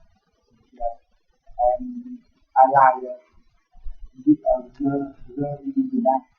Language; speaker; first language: English; non-native, learner; Vietnamese